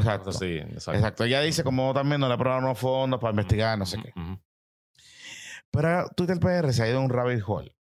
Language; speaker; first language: Spanish; native; Spanish